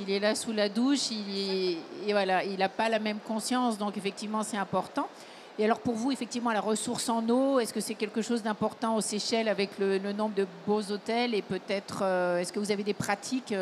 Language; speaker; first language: French; native; French